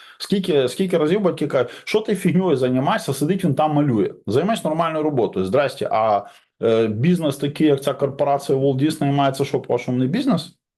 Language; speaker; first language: Ukrainian; non-native, local second language; Russian